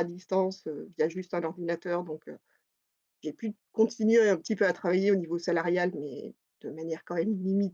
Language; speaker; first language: French; native; French